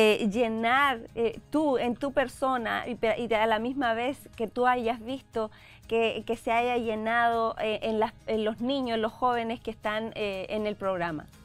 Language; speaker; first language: Spanish; native; Spanish